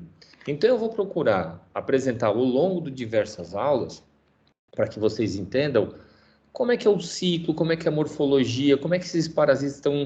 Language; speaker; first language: Portuguese; native; Portuguese